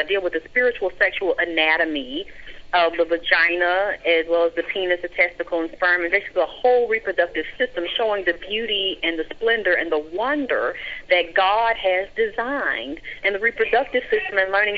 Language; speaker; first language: English; native; English